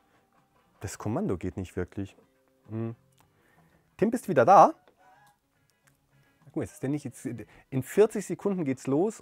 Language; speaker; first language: German; native; German